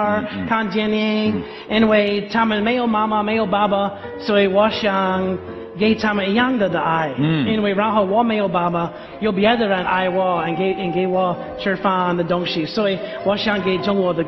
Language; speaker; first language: Chinese; non-native, learner; English